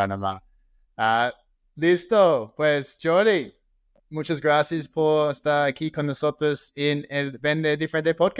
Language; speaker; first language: Spanish; non-native, fluent; English